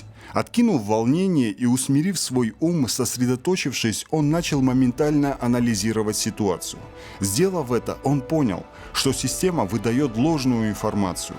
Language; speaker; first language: Russian; native; Russian